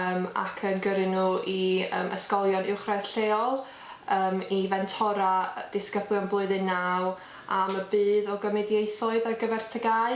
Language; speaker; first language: Welsh; native; Welsh